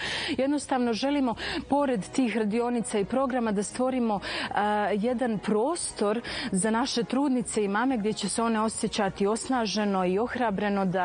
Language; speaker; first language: Serbian; native; Serbian